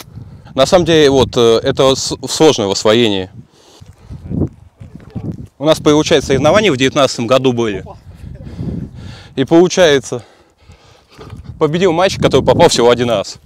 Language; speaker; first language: Russian; native; Russian